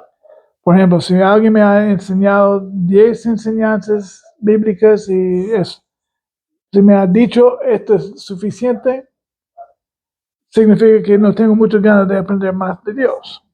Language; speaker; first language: Spanish; non-native, fluent; English